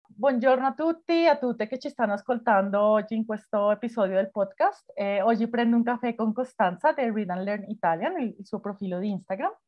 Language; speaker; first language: Italian; non-native, fluent; Spanish